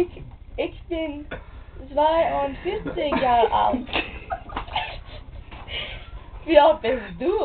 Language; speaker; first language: German; non-native, learner; English